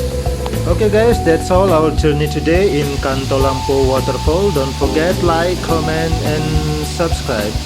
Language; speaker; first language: English; non-native, local second language; Indonesian